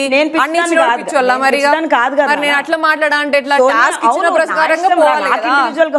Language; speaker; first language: Telugu; native; Telugu